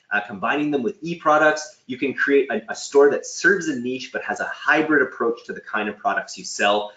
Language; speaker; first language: English; native; English